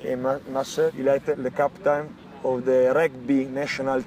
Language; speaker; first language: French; non-native, learner; Italian